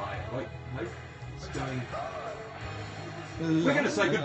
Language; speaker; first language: English; native; English